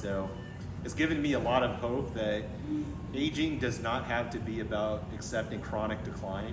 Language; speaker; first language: English; native; English